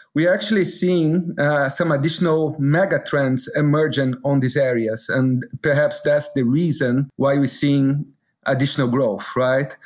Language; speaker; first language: English; non-native, fluent; Portuguese